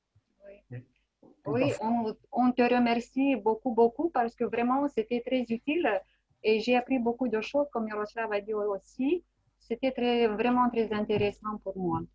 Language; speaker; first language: French; non-native, fluent; Lithuanian